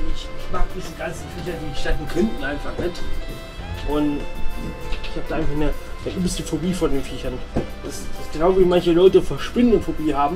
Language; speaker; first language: German; native; German